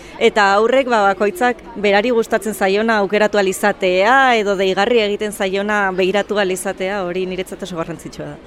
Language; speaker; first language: Basque; native; Basque